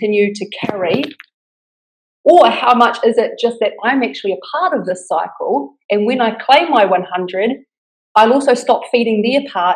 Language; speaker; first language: English; native; English